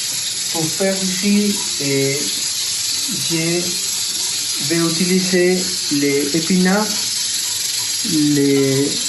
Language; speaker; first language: French; non-native, learner; Spanish